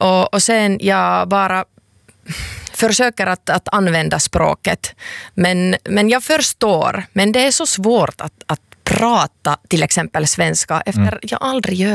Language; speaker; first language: Swedish; non-native, local second language; Finnish